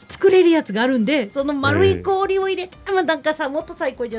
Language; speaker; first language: Japanese; native; Japanese